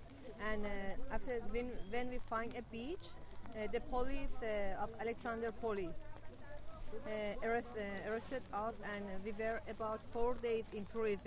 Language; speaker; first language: English; non-native, learner; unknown